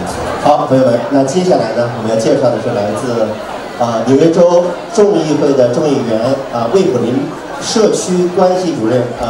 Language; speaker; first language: Chinese; native; Chinese